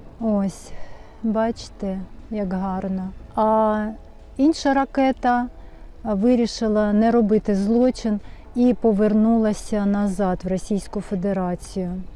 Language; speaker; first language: Ukrainian; non-native, local second language; Russian